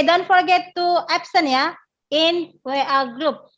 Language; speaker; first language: English; non-native, learner; Indonesian